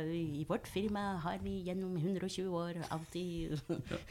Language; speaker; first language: Norwegian; non-native, fluent; English